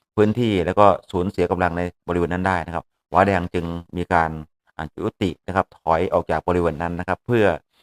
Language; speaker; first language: Thai; native; Thai